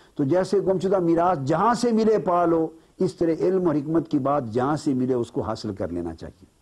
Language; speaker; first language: Urdu; native; Urdu